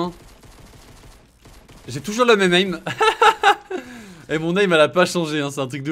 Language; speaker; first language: French; native; French